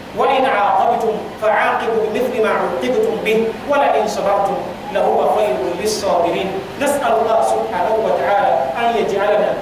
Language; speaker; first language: Arabic; non-native, fluent; Yoruba